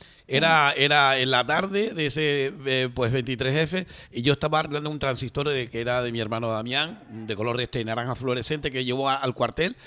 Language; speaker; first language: Spanish; native; Spanish